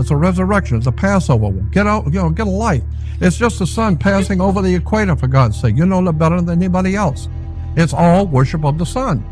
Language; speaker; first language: English; native; English